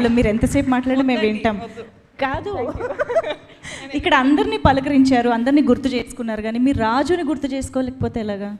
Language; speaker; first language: Telugu; native; Telugu